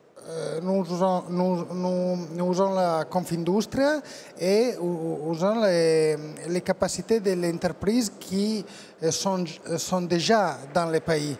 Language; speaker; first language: French; non-native, learner; Italian